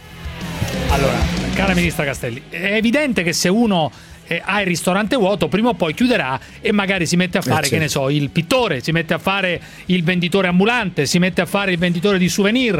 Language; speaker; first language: Italian; native; Italian